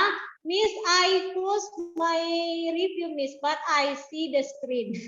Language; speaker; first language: English; non-native, learner; Indonesian